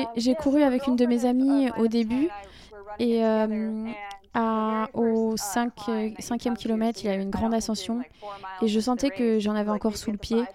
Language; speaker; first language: French; non-native, fluent; English